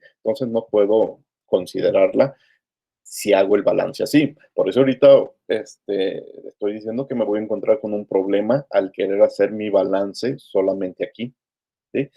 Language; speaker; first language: Spanish; native; Spanish